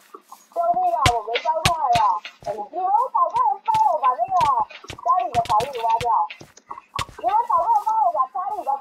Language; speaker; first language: Chinese; native; Chinese